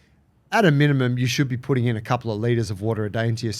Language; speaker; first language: English; native; English